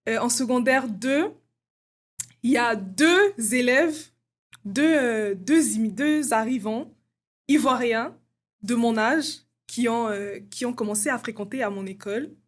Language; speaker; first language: French; early bilingual, other home language; Kongo